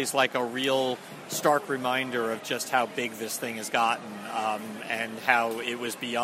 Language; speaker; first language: English; native; English